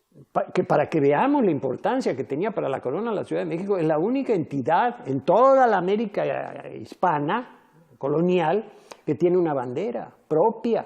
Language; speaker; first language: Spanish; native; Spanish